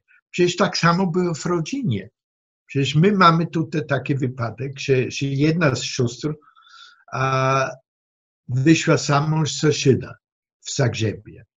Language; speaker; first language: Polish; non-native, fluent; German